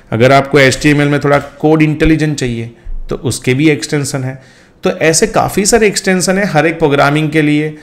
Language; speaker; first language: Hindi; non-native, local second language; Gujarati